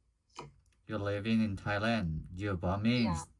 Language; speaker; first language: English; non-native, learner; Burmese